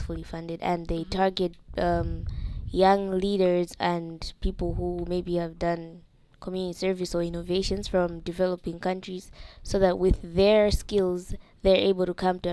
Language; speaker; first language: English; non-native, local second language; Nyanja